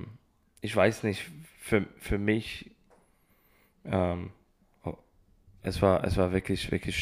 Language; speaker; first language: German; non-native, learner; English